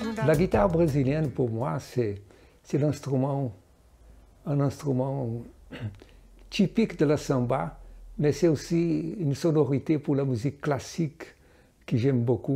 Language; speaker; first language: French; non-native, fluent; Portuguese